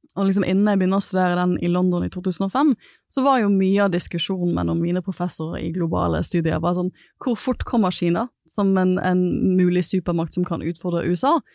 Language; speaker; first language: Norwegian; native; Norwegian